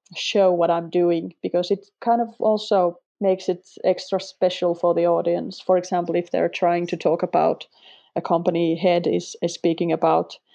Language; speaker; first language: English; non-native, fluent; Finnish